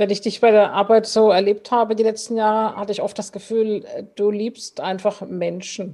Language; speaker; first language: German; native; German